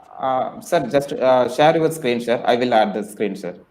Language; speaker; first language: English; non-native, local second language; Tamil